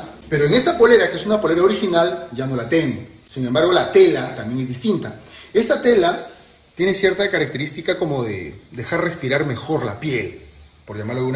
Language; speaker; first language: Spanish; native; Spanish